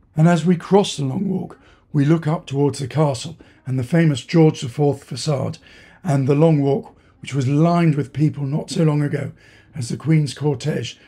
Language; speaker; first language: English; native; English